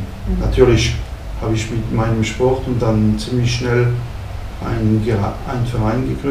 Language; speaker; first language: German; non-native, fluent; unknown